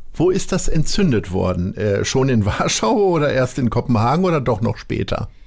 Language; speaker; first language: German; native; German